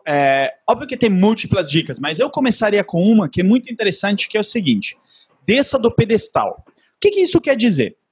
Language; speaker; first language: Portuguese; non-native, fluent; Italian